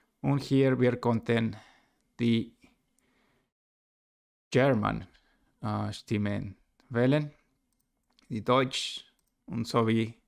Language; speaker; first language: German; non-native, learner; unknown